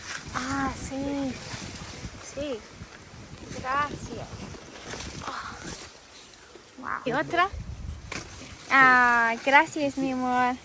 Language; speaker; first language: Spanish; non-native, learner; English